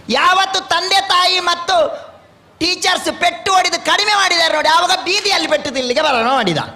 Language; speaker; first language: Kannada; non-native, local second language; Tulu